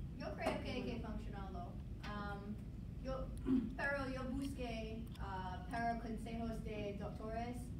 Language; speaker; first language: Spanish; non-native, learner; English